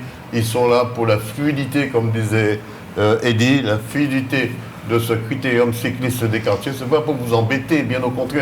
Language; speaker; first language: French; native; French